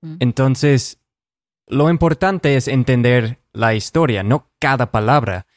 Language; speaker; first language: Spanish; non-native, fluent; English